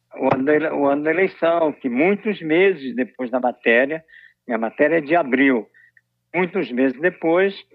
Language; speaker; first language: Portuguese; native; Portuguese